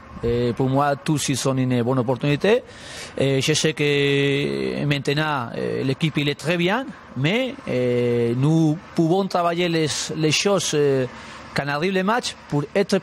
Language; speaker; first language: French; non-native, learner; Spanish